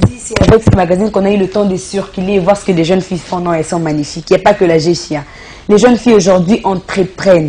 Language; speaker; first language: French; non-native, local second language; Lingala